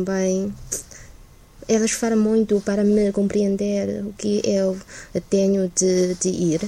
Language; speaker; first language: Portuguese; non-native, learner; Chinese